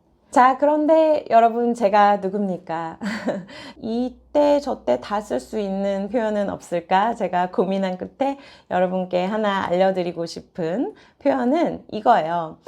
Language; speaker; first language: Korean; native; Korean